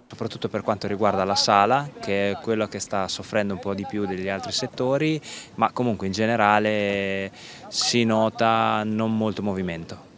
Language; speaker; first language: Italian; native; Italian